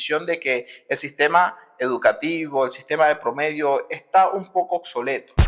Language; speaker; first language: Spanish; native; Spanish